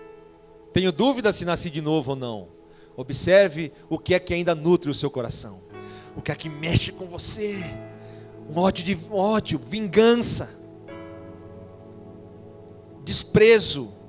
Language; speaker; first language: Portuguese; native; Portuguese